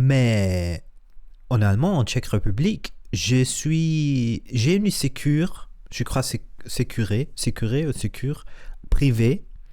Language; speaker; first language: French; non-native, learner; Spanish